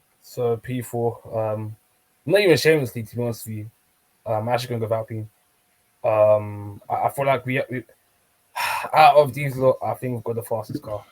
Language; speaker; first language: English; native; English